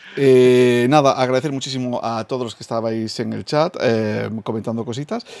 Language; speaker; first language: Spanish; non-native, fluent; English